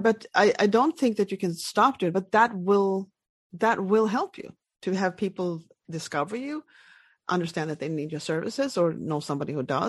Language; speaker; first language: English; non-native, fluent; Swedish